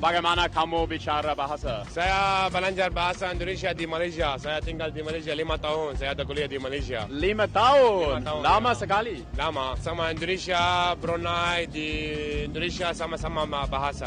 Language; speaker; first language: Indonesian; non-native, learner; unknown